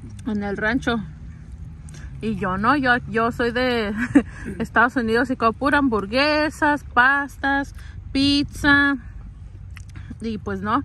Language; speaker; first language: Spanish; early bilingual, heritage; Spanish